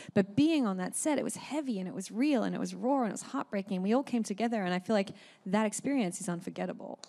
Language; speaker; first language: English; native; English